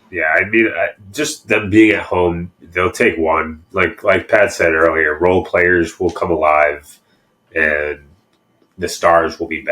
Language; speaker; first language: English; native; English